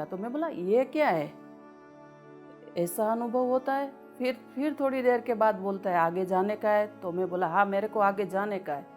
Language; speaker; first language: Hindi; non-native, local second language; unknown